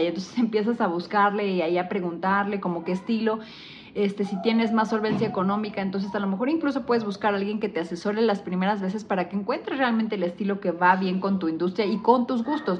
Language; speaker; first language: Spanish; native; Spanish